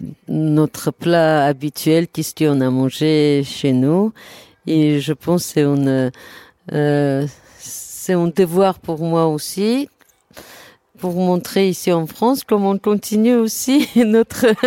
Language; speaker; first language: French; non-native, learner; Armenian